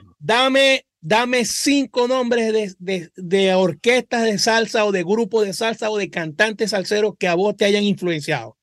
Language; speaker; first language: Spanish; native; Spanish